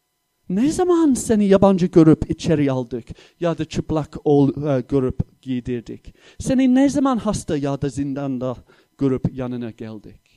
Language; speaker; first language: Turkish; non-native, fluent; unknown